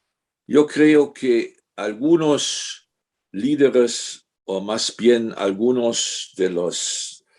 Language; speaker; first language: Spanish; non-native, fluent; German